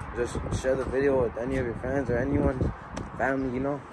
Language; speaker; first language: English; early bilingual, other home language; Spanish